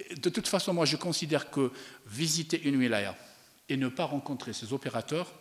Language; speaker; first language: French; non-native, local second language; Arabic